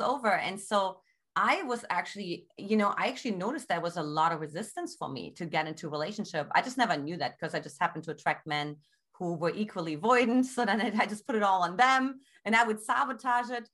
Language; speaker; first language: English; non-native, fluent; German